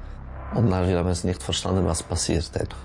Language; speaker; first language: German; non-native, local second language; French